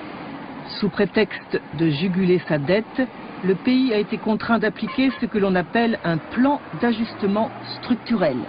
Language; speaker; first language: French; native; French